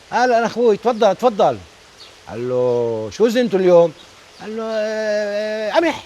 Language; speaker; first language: Arabic; native; Arabic